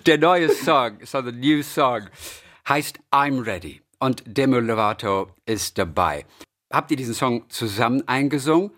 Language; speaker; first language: German; native; German